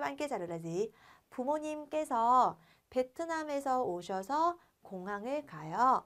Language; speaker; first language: Korean; non-native, fluent; Vietnamese